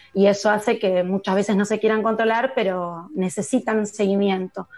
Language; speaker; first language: Spanish; native; Spanish